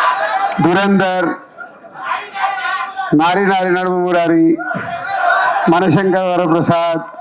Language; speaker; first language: Telugu; native; Telugu